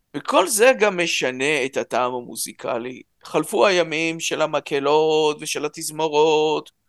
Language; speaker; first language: Hebrew; early bilingual, other home language; Russian